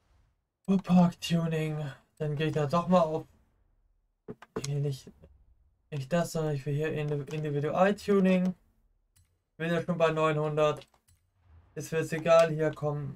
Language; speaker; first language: German; native; German